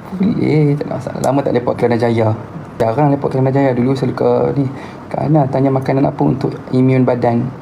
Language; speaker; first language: Malay; native; Malay